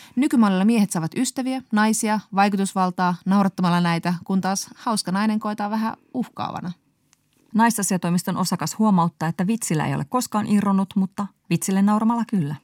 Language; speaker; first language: Finnish; native; Finnish